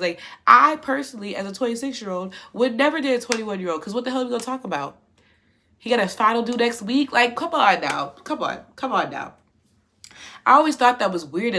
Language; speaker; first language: English; native; English